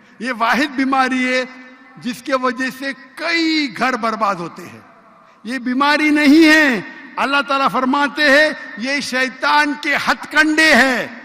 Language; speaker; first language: Urdu; non-native, local second language; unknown